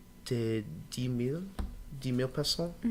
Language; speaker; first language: French; non-native, learner; English